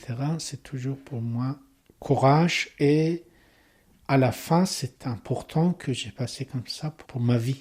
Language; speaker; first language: French; non-native, learner; Persian